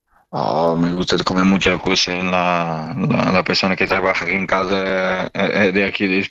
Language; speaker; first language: Spanish; non-native, learner; Portuguese